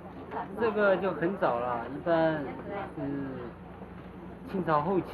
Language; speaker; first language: Chinese; native; Chinese